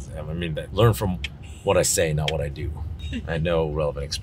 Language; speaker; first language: English; native; English